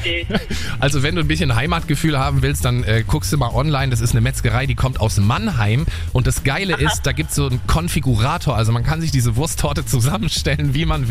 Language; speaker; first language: German; native; German